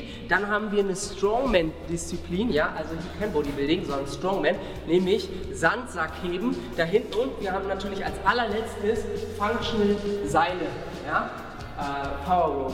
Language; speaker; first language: German; native; German